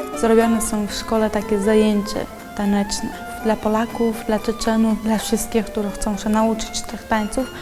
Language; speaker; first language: Polish; non-native, fluent; Chechen